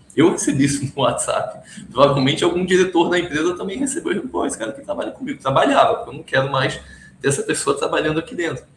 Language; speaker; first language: Portuguese; early bilingual, other home language; Hebrew